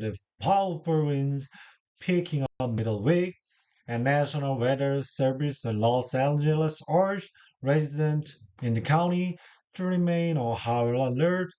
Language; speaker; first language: English; non-native, learner; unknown